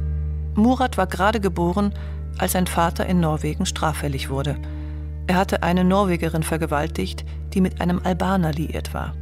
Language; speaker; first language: German; native; German